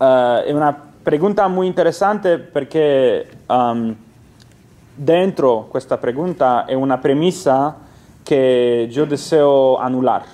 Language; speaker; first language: Spanish; non-native, fluent; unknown